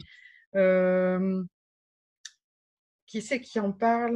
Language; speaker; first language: French; native; French